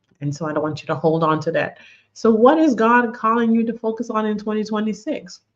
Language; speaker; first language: English; native; English